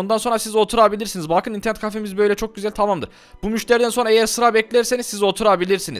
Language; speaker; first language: Turkish; native; Turkish